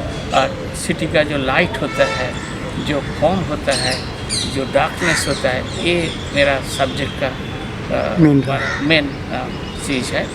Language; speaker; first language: Hindi; non-native, local second language; Bangla